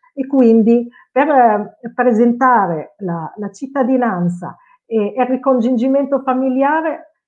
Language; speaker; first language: Italian; non-native, fluent; Arabic